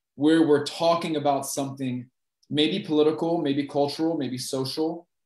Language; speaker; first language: English; native; English